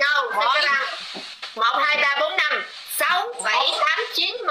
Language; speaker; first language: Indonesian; non-native, learner; Vietnamese